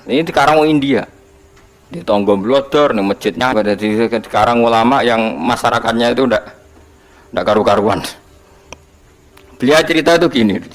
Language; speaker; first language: Indonesian; non-native, local second language; Javanese